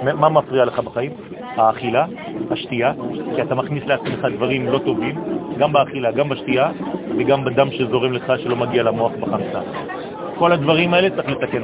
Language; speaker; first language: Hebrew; non-native, fluent; French